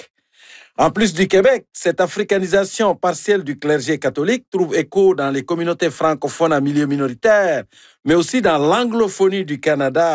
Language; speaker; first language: French; native; French